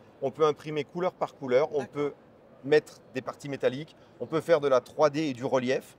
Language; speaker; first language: French; native; French